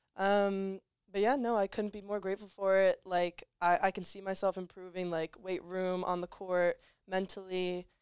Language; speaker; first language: English; native; English